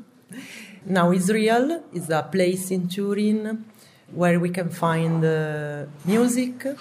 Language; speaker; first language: English; non-native, learner; Italian